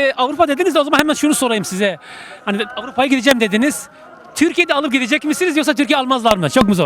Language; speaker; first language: Turkish; native; Turkish